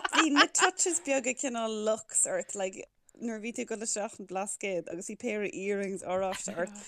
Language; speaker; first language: Irish; native; Irish